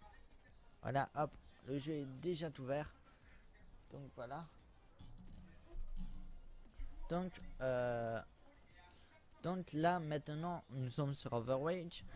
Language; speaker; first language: French; native; French